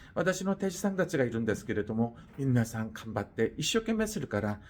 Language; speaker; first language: Japanese; non-native, fluent; Korean